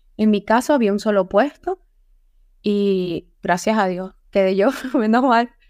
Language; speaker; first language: Spanish; native; Spanish